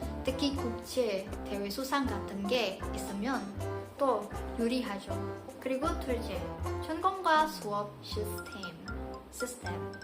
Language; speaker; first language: Korean; non-native, fluent; Indonesian